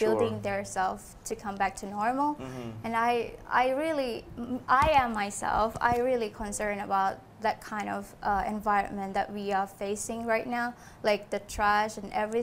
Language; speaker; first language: English; non-native, fluent; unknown